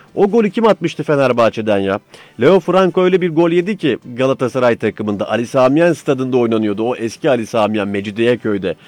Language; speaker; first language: Turkish; native; Turkish